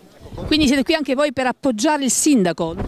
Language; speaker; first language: Italian; native; Italian